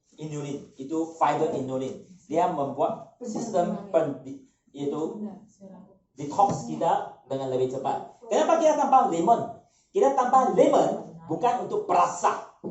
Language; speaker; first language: Malay; non-native, local second language; Chinese